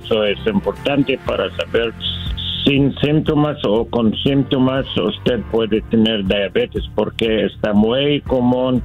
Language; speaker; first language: Spanish; non-native, learner; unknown